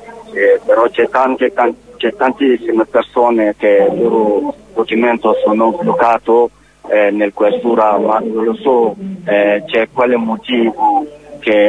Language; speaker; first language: Italian; non-native, learner; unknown